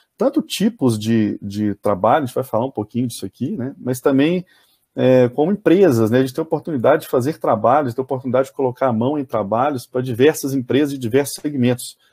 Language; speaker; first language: Portuguese; native; Portuguese